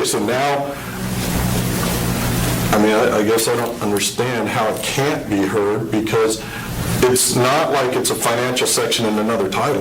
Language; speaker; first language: English; native; English